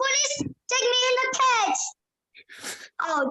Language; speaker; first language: English; non-native, learner; Vietnamese